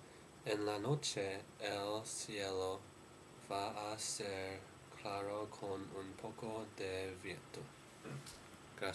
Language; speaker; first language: Spanish; non-native, learner; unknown